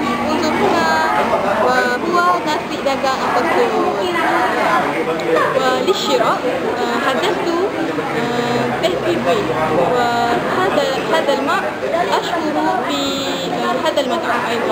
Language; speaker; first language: Arabic; non-native, learner; Malay